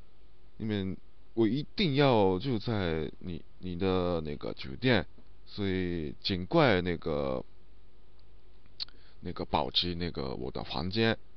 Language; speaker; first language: Chinese; non-native, learner; Japanese